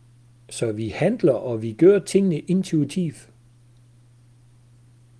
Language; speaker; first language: Danish; non-native, fluent; German